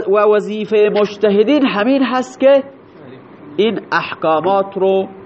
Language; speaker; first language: Persian; non-native, local second language; Baluchi